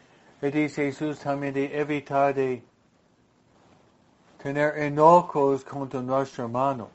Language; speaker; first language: Spanish; non-native, fluent; English